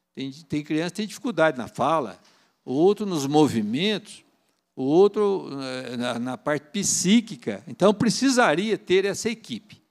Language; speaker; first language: Portuguese; native; Portuguese